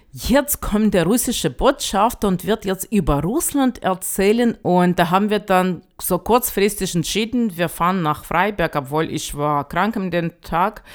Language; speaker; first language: German; non-native, fluent; Ukrainian